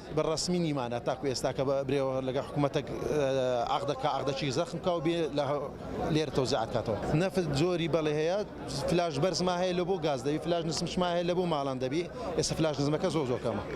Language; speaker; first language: Central Kurdish; native; Central Kurdish